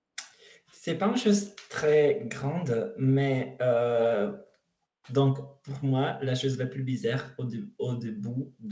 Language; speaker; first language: French; non-native, learner; Italian